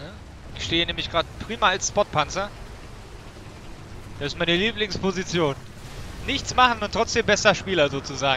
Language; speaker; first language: German; native; German